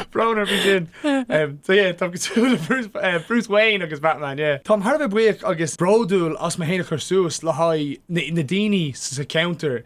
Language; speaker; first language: Irish; non-native, local second language; English